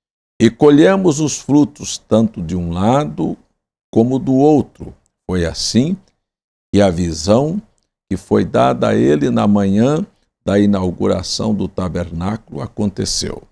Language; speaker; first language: Portuguese; native; Portuguese